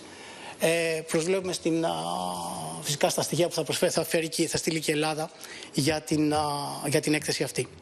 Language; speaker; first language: Greek; native; Greek